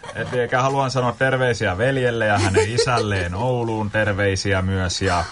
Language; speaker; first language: Finnish; non-native, fluent; Kurdish